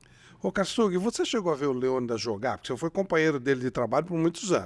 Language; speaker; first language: Portuguese; native; Portuguese